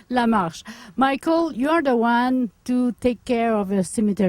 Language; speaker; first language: English; non-native, local second language; French